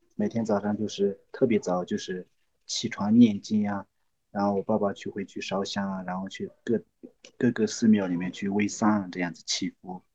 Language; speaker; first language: Chinese; non-native, local second language; Tibetan